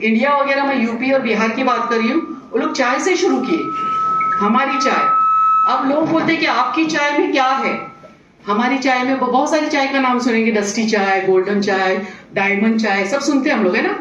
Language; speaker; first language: Hindi; native; Hindi